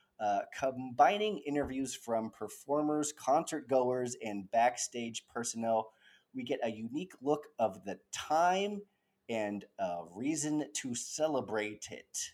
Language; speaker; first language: English; native; English